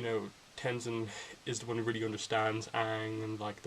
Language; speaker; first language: English; native; English